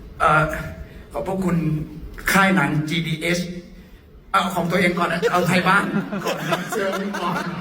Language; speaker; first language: Thai; native; Thai